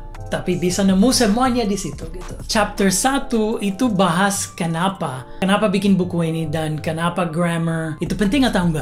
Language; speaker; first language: Indonesian; non-native, fluent; English